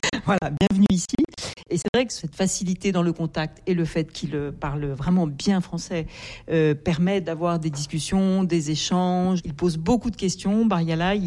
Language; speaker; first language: French; native; French